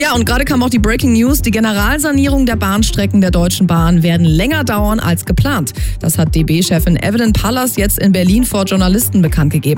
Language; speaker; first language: German; native; German